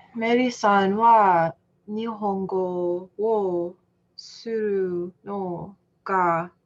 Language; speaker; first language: Japanese; non-native, learner; English